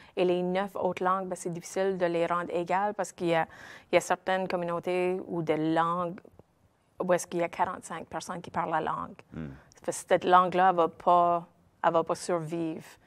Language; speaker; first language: French; native; French